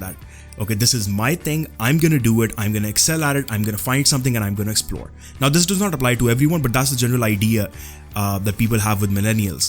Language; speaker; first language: English; non-native, local second language; Urdu